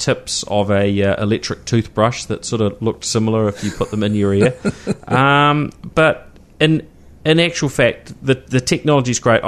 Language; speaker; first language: English; native; English